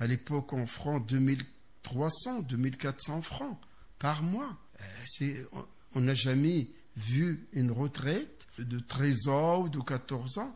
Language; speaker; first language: French; non-native, fluent; Arabic